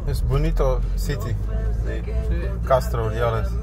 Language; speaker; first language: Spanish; non-native, learner; English